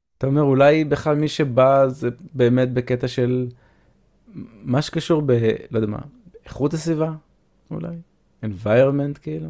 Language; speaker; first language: Hebrew; native; Hebrew